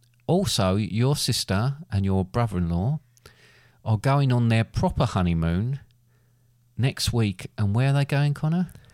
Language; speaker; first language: English; native; English